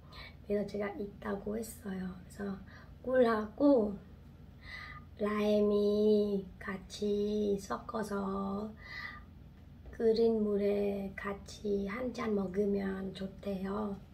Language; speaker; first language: Korean; non-native, fluent; Khmer